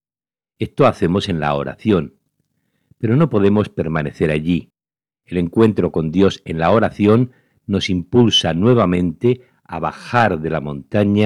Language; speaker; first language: Spanish; native; Spanish